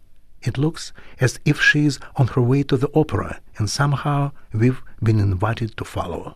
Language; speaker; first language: English; non-native, fluent; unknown